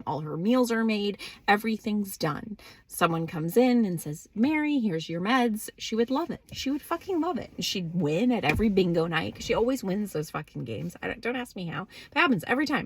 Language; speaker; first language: English; native; English